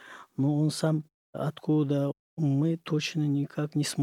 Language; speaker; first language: Russian; non-native, learner; Uzbek